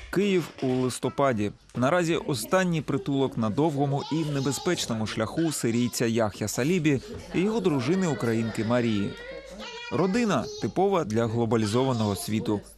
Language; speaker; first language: Ukrainian; native; Ukrainian